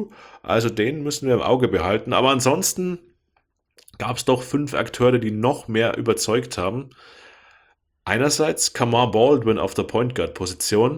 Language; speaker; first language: German; native; German